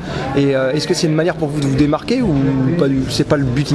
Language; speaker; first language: French; native; French